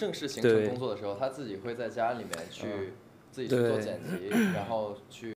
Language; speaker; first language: Chinese; native; Chinese